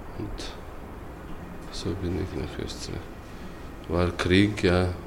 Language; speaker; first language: German; non-native, learner; Chechen